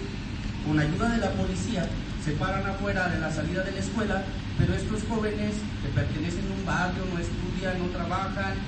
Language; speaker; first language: Spanish; native; Spanish